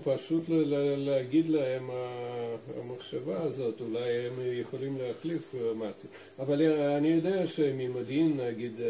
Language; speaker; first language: Hebrew; non-native, fluent; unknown